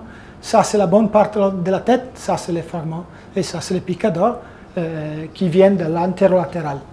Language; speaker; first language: French; non-native, fluent; Italian